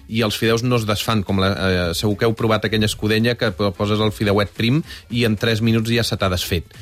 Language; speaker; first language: Catalan; native; Catalan